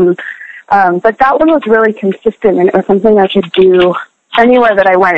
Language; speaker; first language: English; native; English